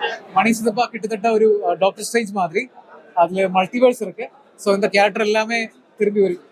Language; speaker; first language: Tamil; non-native, learner; Malayalam